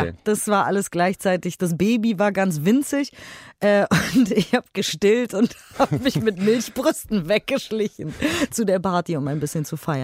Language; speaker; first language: German; native; German